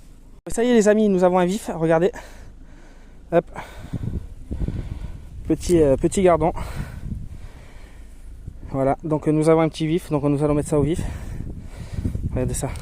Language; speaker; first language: French; native; French